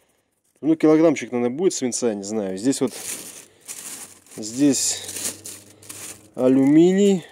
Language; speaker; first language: Russian; native; Russian